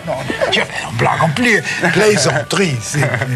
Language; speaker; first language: French; non-native, learner; English